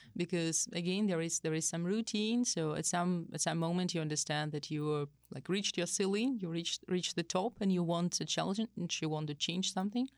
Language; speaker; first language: English; non-native, fluent; Russian